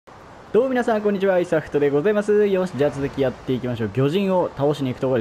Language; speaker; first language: Japanese; native; Japanese